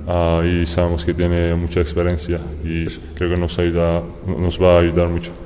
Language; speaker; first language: Spanish; non-native, fluent; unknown